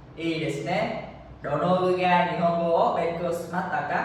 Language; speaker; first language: Japanese; non-native, learner; Vietnamese